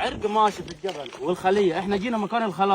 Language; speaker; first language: Arabic; native; Arabic